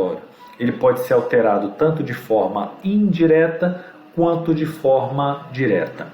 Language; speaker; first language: Portuguese; native; Portuguese